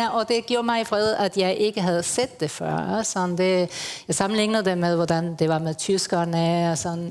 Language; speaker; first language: Danish; non-native, fluent; Spanish